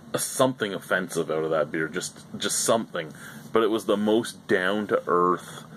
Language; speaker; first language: English; native; English